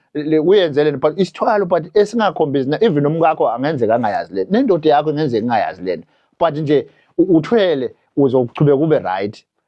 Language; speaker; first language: Zulu; non-native, local second language; Swati